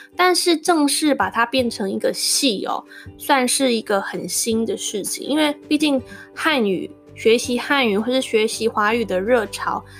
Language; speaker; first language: Chinese; non-native, local second language; Min Nan Chinese